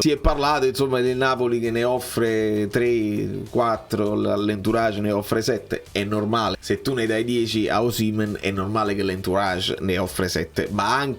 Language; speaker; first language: Italian; native; Italian